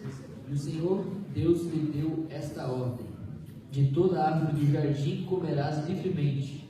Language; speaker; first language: Portuguese; native; Portuguese